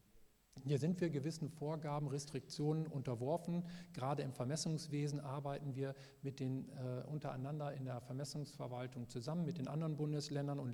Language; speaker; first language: German; native; German